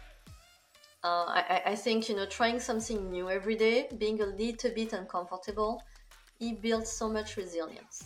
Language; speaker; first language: English; non-native, fluent; French